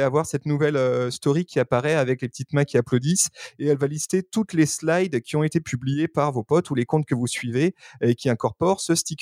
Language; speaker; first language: French; native; French